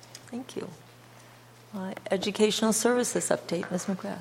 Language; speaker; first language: English; native; English